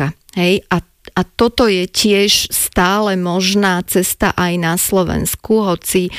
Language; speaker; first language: Slovak; native; Slovak